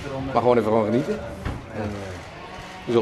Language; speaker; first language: Dutch; native; Dutch